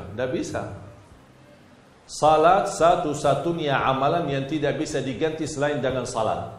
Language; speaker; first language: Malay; non-native, fluent; Arabic